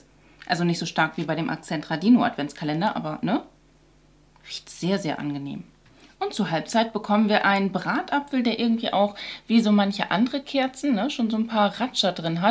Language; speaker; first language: German; native; German